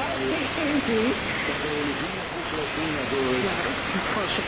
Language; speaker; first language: Spanish; native; Spanish